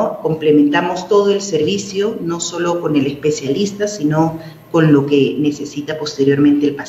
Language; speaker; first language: Spanish; native; Spanish